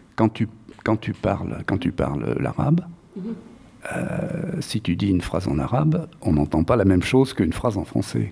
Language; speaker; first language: French; native; French